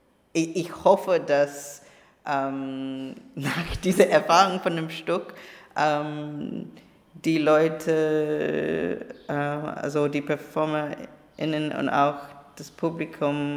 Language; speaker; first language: German; non-native, learner; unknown